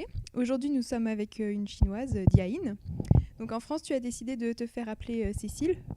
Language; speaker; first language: French; native; French